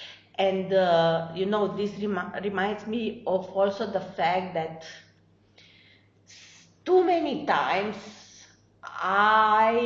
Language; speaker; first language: English; non-native, fluent; Romanian